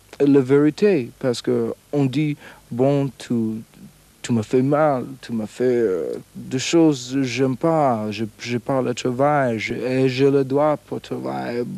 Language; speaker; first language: French; non-native, learner; English